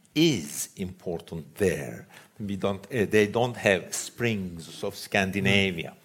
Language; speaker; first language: English; non-native, fluent; Turkish